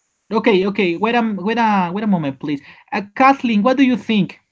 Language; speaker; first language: English; non-native, learner; Spanish